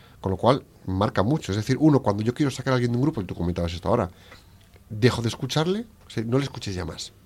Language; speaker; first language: Spanish; native; Spanish